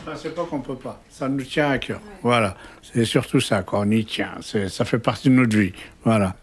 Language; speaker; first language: French; early bilingual, other home language; Kabyle